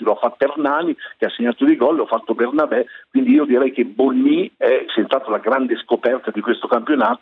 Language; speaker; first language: Italian; native; Italian